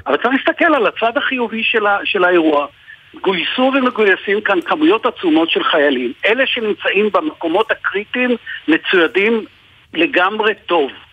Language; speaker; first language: Hebrew; native; Hebrew